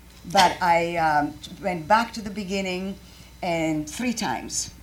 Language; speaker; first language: English; non-native, fluent; Croatian